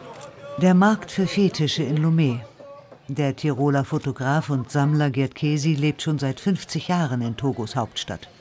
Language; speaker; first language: German; native; German